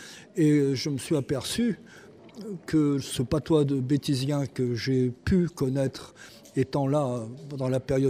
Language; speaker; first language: French; native; French